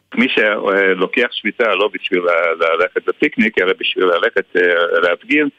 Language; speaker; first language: Hebrew; early bilingual, other home language; Hungarian